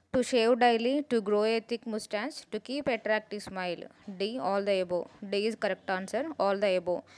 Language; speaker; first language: English; non-native, local second language; Telugu